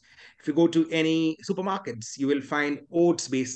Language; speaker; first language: English; non-native, local second language; Malayalam